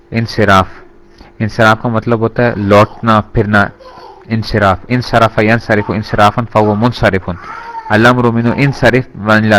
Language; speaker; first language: Urdu; native; Urdu